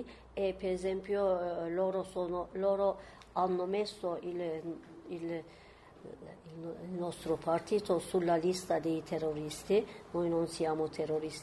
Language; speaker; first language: Italian; non-native, learner; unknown